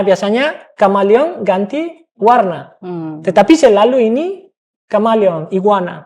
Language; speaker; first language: Indonesian; non-native, fluent; English